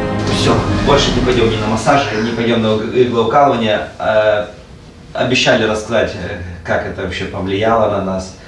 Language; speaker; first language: Russian; native; Russian